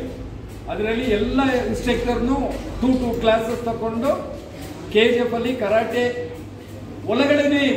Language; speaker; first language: Kannada; non-native, local second language; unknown